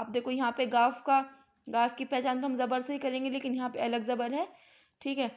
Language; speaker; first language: Hindi; native; Hindi